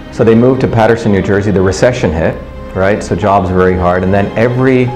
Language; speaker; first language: English; early bilingual, other home language; Tamil